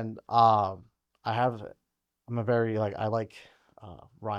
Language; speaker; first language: English; native; English